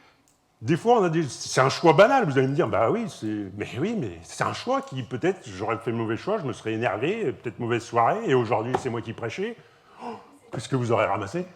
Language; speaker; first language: French; native; French